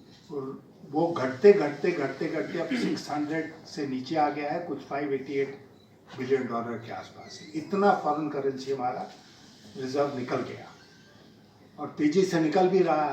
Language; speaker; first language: Hindi; native; Hindi